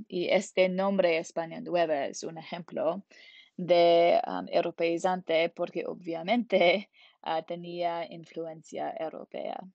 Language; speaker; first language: Spanish; non-native, learner; English